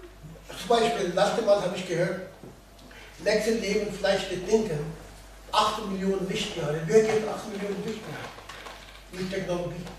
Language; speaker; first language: German; non-native, learner; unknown